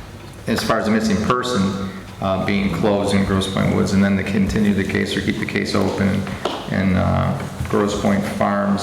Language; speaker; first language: English; native; English